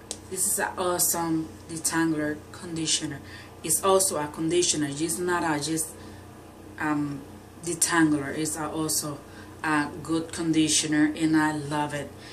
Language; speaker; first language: English; non-native, learner; Spanish